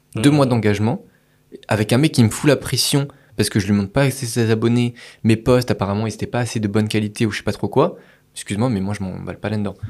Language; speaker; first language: French; native; French